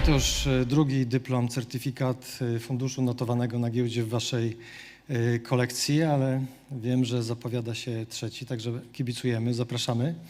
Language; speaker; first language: Polish; native; Polish